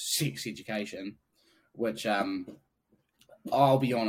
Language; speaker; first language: English; native; English